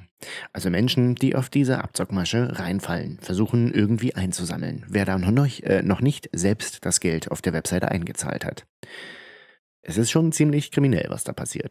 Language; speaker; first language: German; native; German